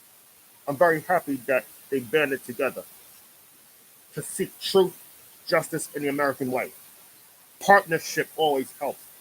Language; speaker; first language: English; native; English